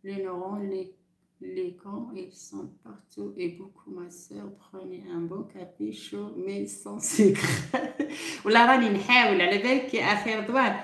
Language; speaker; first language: French; non-native, local second language; Arabic